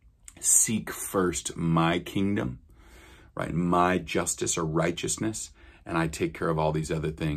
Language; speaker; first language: English; native; English